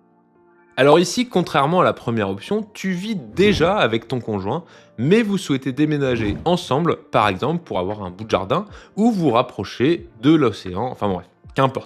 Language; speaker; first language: French; native; French